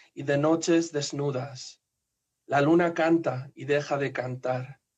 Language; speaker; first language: English; non-native, fluent; Spanish